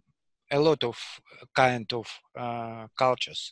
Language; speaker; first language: English; non-native, learner; Russian